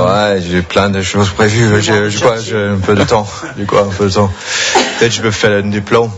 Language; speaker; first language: French; non-native, fluent; English